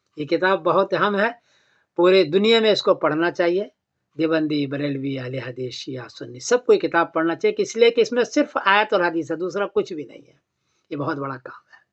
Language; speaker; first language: Urdu; native; Urdu